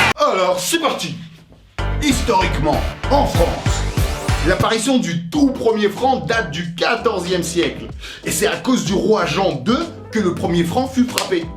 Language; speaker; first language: French; early bilingual, other home language; Russian